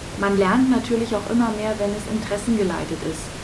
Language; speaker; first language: German; native; German